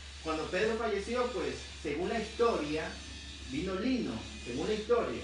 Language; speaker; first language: Spanish; native; Spanish